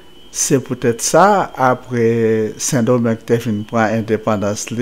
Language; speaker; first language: French; non-native, local second language; Haitian Creole